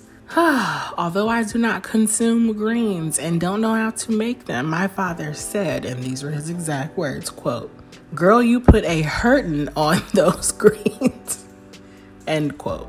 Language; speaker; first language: English; native; English